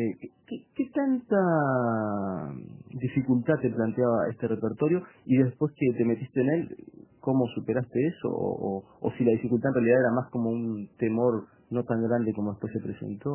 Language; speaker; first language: Spanish; native; Spanish